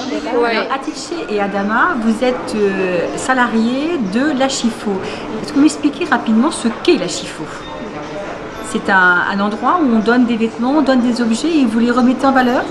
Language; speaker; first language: French; native; French